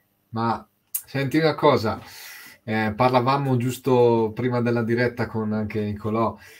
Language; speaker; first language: Italian; native; Italian